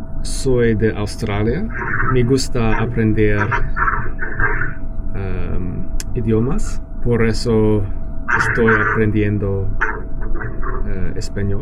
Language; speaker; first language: Spanish; non-native, learner; English